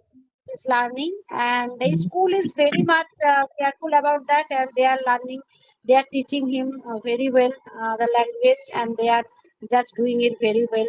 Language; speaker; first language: English; non-native, learner; Bangla